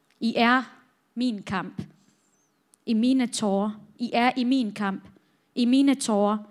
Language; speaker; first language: Danish; non-native, fluent; Central Kurdish